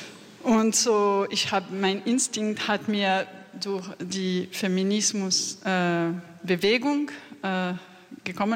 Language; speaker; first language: German; non-native, learner; French